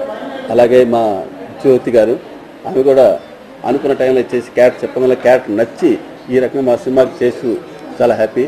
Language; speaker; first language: Telugu; native; Telugu